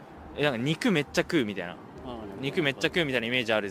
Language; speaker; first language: Japanese; native; Japanese